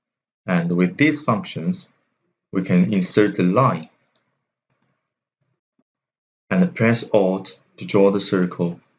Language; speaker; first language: English; non-native, fluent; Chinese